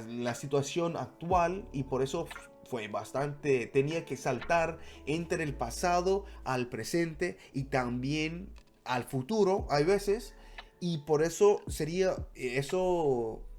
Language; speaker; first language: Spanish; non-native, fluent; English